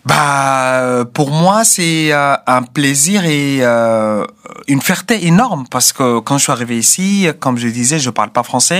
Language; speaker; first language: French; non-native, fluent; Arabic